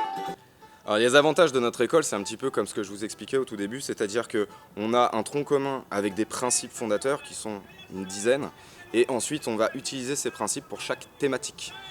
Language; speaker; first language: French; native; French